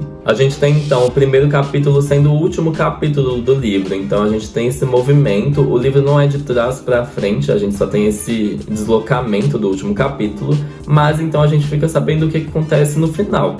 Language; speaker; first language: Portuguese; native; Portuguese